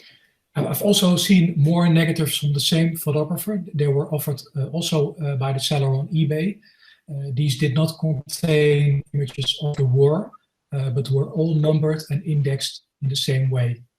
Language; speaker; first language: English; non-native, fluent; Dutch